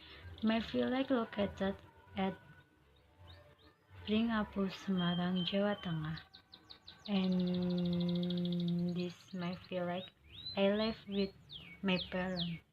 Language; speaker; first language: English; non-native, learner; Indonesian